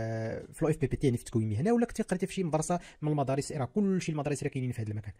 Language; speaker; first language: Arabic; native; Arabic